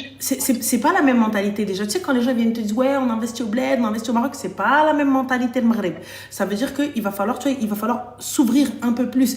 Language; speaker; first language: French; early bilingual, other home language; Arabic